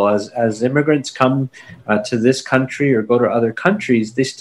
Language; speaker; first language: English; native; English